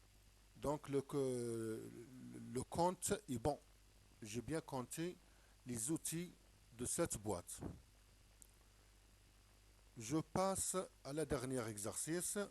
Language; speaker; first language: French; non-native, local second language; Arabic